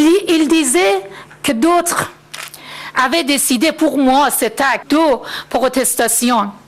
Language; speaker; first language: French; non-native, fluent; Persian